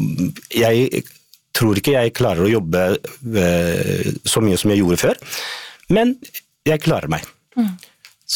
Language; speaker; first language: Norwegian; non-native, fluent; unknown